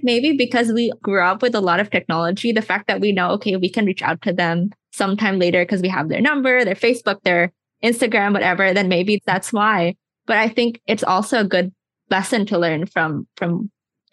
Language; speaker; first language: English; non-native, local second language; Filipino